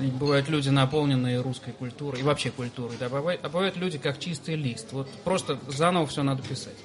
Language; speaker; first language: Russian; native; Russian